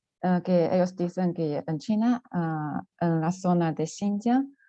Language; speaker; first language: Spanish; non-native, fluent; Chinese